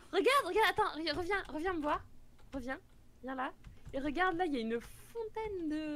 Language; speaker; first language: French; native; French